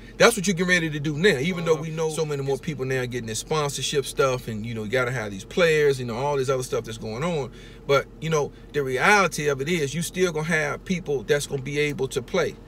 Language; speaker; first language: English; native; English